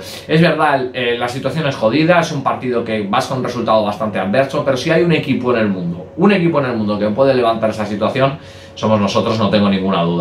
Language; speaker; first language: Spanish; native; Spanish